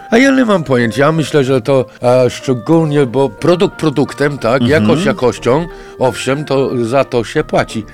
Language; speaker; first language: Polish; non-native, fluent; English